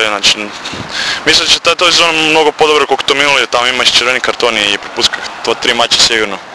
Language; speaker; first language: Bulgarian; non-native, learner; Croatian